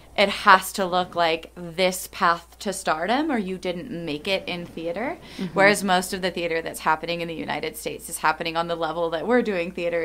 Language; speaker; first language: English; native; English